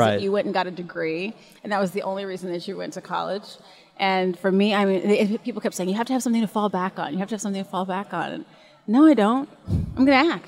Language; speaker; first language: English; native; English